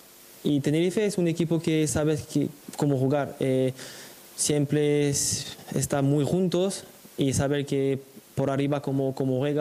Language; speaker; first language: Spanish; non-native, fluent; French